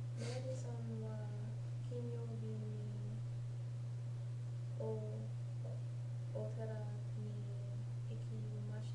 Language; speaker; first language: Japanese; non-native, learner; English